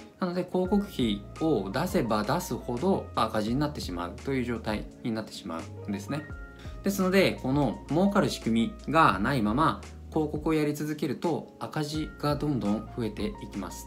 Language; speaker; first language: Japanese; native; Japanese